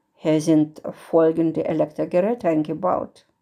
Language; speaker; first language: German; non-native, fluent; Russian